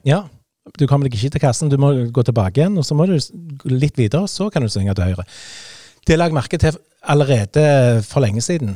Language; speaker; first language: Norwegian; native; Norwegian